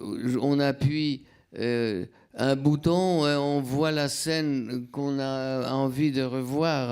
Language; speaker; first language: French; non-native, fluent; Polish